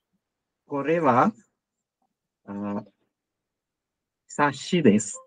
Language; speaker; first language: Japanese; non-native, learner; Sinhala